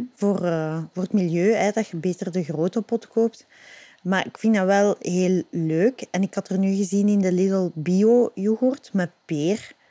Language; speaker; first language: Dutch; native; Dutch